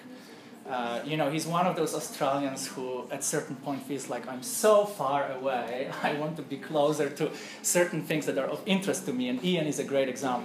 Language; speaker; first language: English; non-native, fluent; Polish